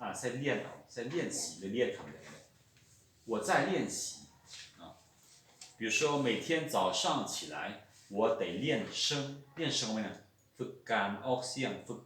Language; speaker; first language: Chinese; non-native, fluent; Lao